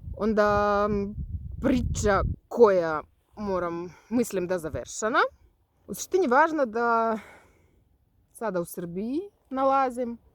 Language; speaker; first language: Bosnian; non-native, learner; Ukrainian